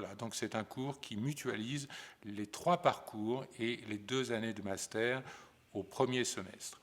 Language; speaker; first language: French; native; French